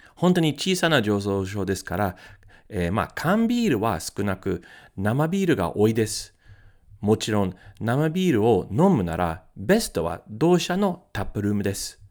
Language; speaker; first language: Japanese; non-native, fluent; English